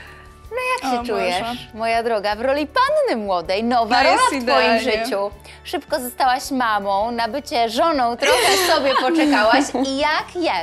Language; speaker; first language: Polish; native; Polish